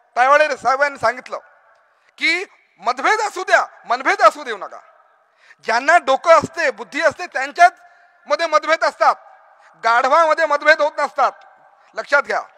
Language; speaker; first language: Marathi; non-native, local second language; Urdu